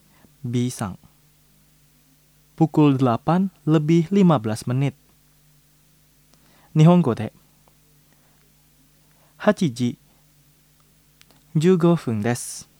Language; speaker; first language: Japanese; non-native, fluent; Indonesian